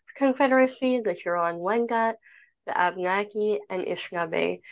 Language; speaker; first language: English; native; English